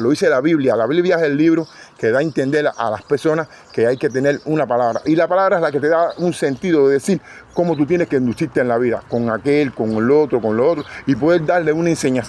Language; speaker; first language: Spanish; native; Spanish